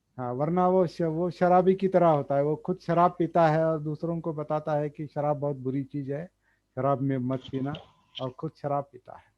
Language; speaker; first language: Hindi; non-native, local second language; Marathi